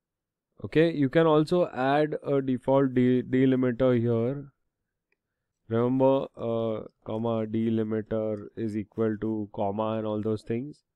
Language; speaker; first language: English; non-native, local second language; Hindi